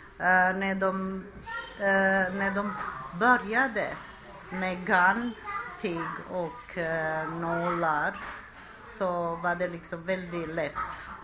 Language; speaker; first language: Swedish; non-native, fluent; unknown